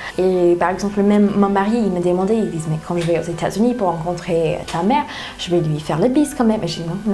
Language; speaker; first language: French; non-native, fluent; English